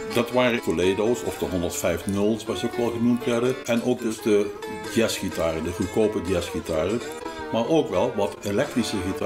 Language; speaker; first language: Dutch; native; Dutch